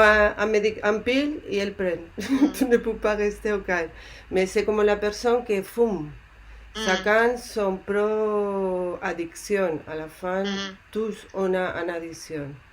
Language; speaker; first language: French; non-native, learner; Spanish